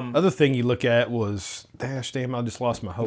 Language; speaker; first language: English; native; English